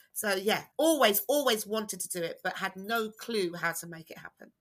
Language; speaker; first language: English; native; English